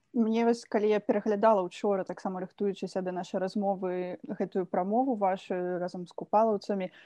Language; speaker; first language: Belarusian; native; Belarusian